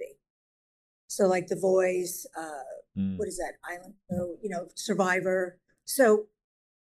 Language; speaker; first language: English; native; English